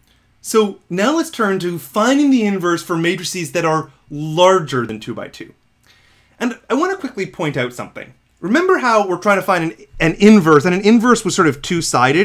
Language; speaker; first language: English; native; English